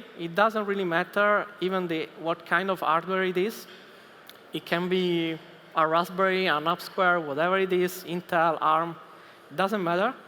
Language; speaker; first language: English; non-native, fluent; Italian